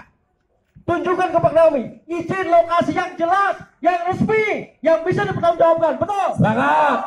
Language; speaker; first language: Indonesian; native; Indonesian